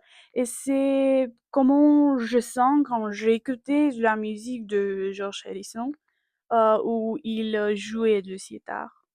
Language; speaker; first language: French; non-native, learner; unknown